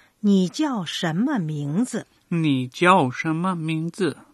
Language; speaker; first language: Chinese; non-native, learner; Pashto